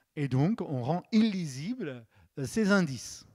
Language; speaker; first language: French; native; French